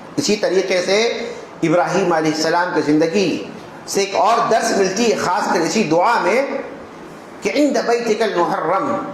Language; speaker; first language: Urdu; native; Urdu